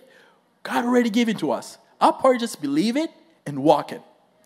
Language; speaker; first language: English; non-native, local second language; Kinyarwanda